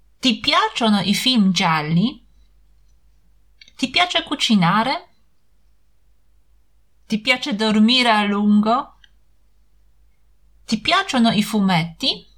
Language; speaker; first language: Italian; non-native, fluent; Polish